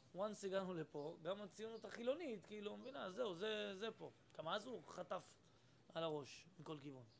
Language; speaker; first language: Hebrew; native; Hebrew